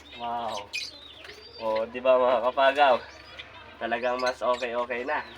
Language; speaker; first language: Filipino; native; Filipino